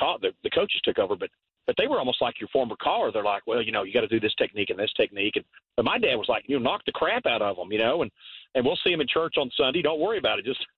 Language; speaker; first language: English; native; English